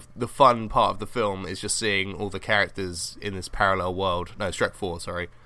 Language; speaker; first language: English; native; English